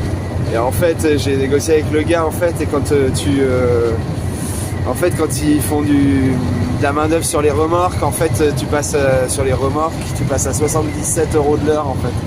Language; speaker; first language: French; native; French